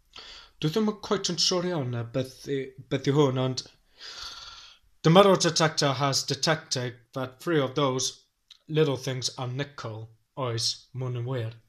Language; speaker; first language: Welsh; non-native, learner; English